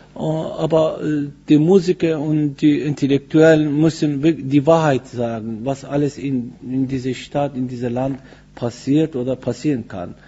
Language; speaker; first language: German; non-native, learner; Kurdish